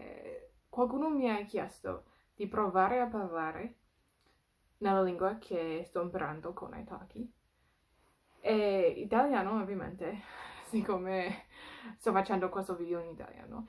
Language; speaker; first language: Italian; non-native, fluent; English